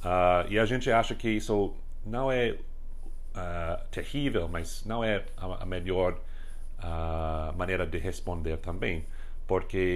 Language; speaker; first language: Portuguese; non-native, fluent; English